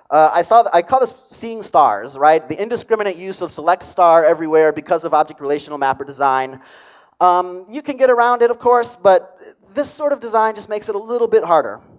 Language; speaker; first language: English; native; English